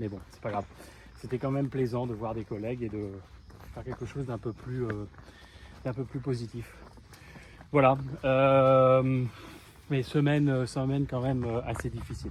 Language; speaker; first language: French; native; French